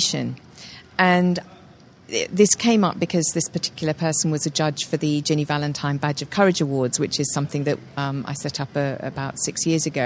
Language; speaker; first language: English; native; English